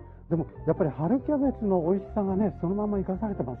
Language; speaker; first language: Japanese; native; Japanese